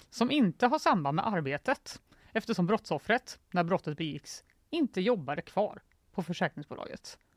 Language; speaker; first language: Swedish; native; Swedish